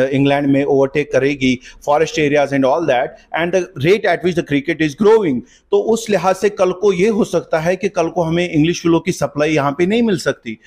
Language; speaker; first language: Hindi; non-native, local second language; Kashmiri